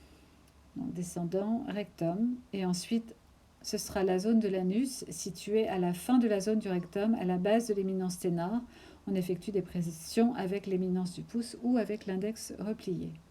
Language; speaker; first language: French; native; French